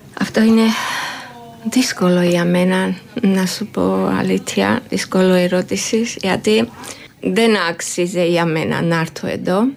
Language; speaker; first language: Greek; non-native, learner; Georgian